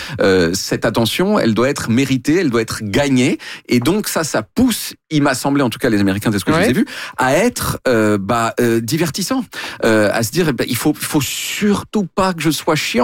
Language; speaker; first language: French; native; French